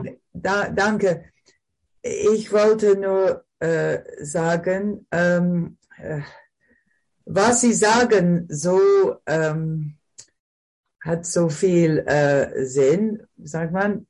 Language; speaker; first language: German; non-native, learner; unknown